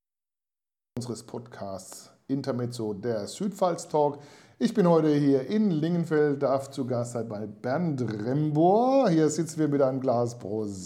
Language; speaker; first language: German; native; German